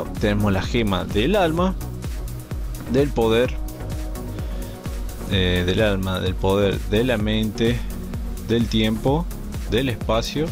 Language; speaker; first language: Spanish; native; Spanish